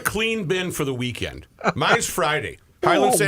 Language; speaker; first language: English; native; English